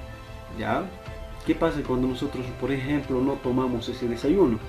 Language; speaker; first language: Spanish; native; Spanish